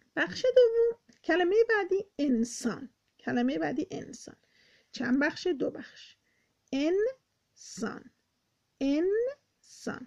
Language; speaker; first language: Persian; native; Persian